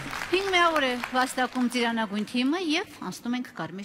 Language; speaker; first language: Armenian; native; Armenian